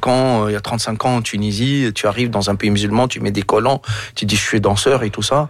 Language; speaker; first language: French; non-native, local second language; Arabic